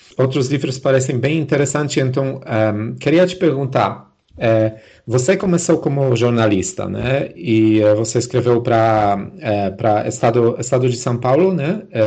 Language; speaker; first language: Portuguese; non-native, fluent; Polish